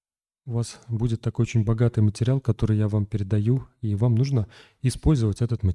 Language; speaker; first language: Russian; native; Russian